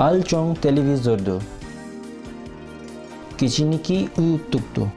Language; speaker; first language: Kyrgyz; non-native, learner; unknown